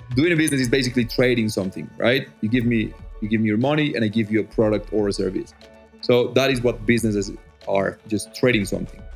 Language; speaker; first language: English; non-native, fluent; Spanish